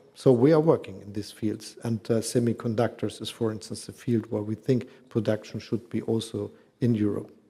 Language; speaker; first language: English; non-native, fluent; German